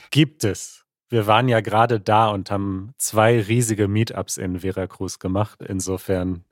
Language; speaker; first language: German; native; German